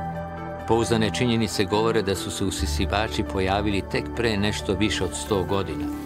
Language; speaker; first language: Serbian; native; Serbian